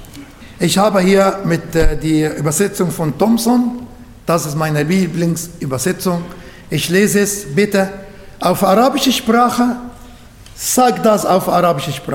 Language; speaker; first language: German; non-native, learner; Arabic